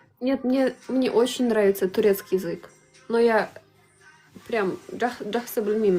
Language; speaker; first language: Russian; non-native, local second language; Kazakh